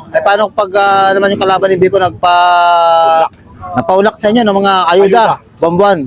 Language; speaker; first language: Filipino; native; Filipino